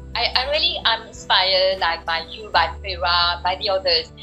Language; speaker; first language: English; non-native, fluent; French